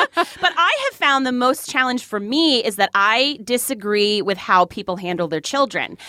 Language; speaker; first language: English; native; English